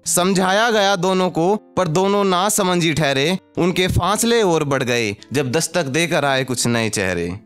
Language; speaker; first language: Hindi; native; Hindi